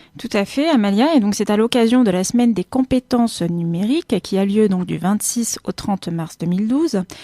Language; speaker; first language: French; native; French